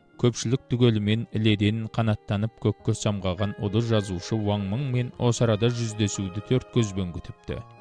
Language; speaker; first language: Kazakh; native; Kazakh